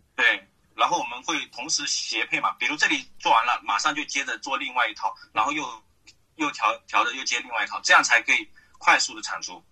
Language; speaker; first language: Chinese; native; Chinese